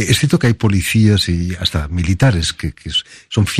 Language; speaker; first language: Spanish; native; Spanish